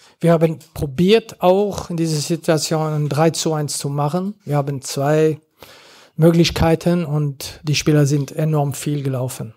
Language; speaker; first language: German; non-native, fluent; French